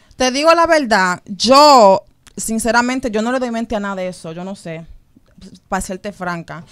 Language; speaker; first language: Spanish; early bilingual, heritage; Spanish